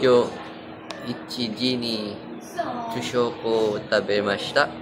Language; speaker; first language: Japanese; non-native, learner; English